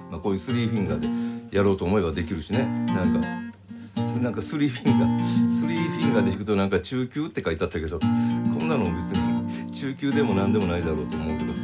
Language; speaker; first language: Japanese; native; Japanese